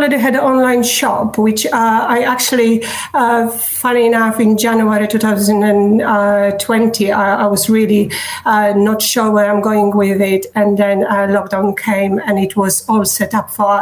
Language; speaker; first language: English; non-native, fluent; Polish